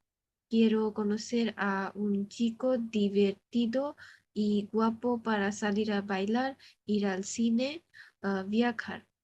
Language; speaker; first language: Spanish; non-native, learner; Bangla